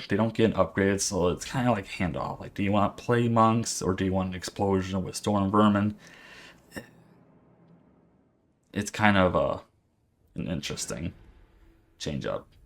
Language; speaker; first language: English; native; English